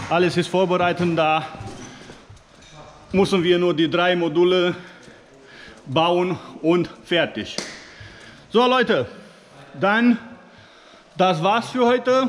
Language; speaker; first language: German; non-native, fluent; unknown